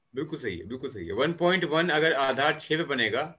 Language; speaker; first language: Hindi; native; Hindi